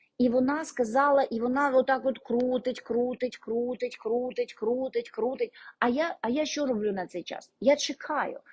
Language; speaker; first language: Ukrainian; non-native, local second language; Russian